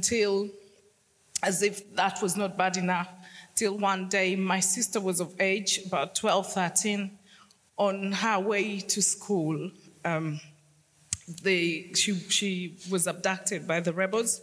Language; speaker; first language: English; non-native, local second language; Acoli